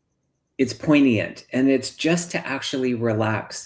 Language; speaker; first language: English; native; English